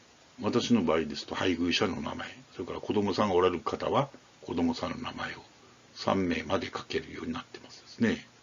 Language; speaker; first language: Japanese; native; Japanese